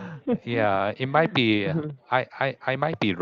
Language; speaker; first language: English; non-native, learner; Korean